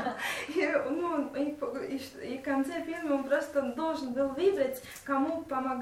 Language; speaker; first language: Russian; non-native, local second language; Latvian